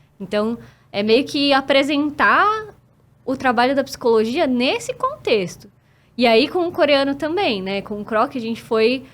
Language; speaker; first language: Portuguese; native; Portuguese